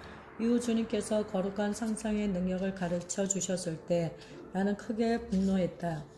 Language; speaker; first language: Korean; native; Korean